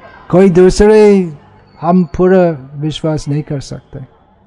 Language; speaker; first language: Hindi; non-native, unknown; English